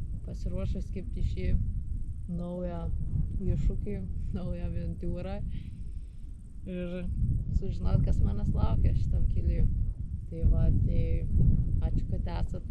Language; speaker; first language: Lithuanian; native; Lithuanian